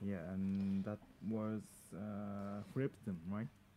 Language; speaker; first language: English; non-native, learner; Japanese